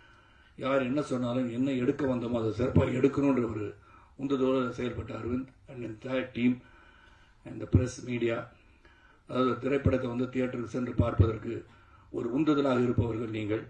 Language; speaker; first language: Tamil; native; Tamil